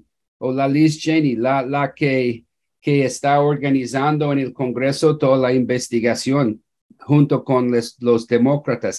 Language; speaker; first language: Spanish; non-native, fluent; English